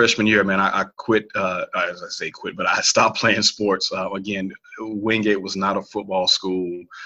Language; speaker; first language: English; native; English